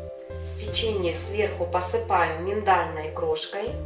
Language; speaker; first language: Russian; native; Russian